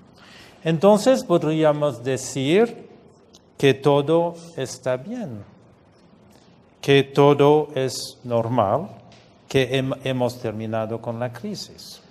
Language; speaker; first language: Spanish; non-native, fluent; French